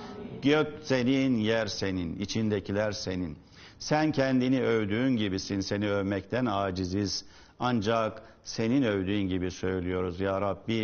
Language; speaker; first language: Turkish; native; Turkish